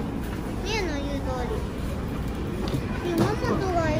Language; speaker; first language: Japanese; early bilingual, heritage; Japanese